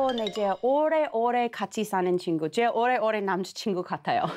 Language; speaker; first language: Korean; non-native, learner; English